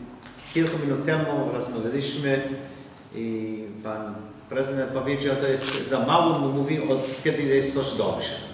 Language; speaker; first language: Polish; non-native, learner; English